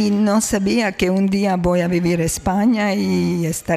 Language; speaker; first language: Spanish; non-native, fluent; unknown